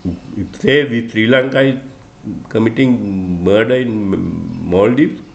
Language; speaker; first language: English; non-native, local second language; Sinhala